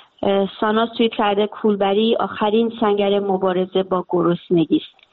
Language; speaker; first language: Persian; native; Persian